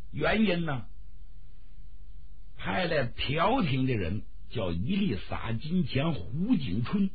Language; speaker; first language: Chinese; native; Chinese